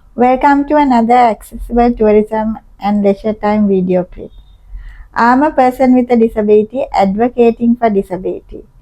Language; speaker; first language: English; non-native, local second language; Sinhala